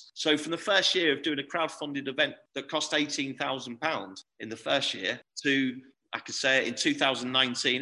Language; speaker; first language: English; native; English